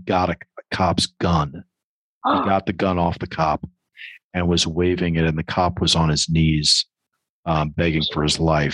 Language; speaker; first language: English; native; English